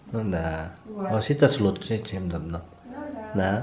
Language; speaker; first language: Russian; non-native, learner; Filipino